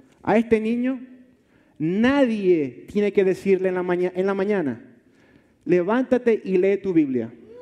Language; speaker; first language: Spanish; early bilingual, heritage; Spanish